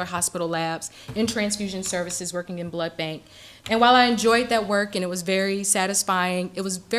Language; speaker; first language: English; native; English